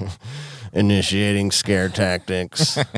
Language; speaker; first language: English; native; English